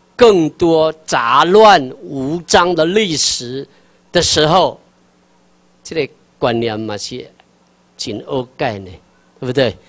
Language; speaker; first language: Chinese; non-native, local second language; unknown